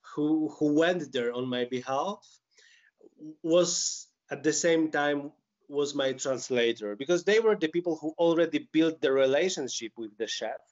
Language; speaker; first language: English; non-native, fluent; Polish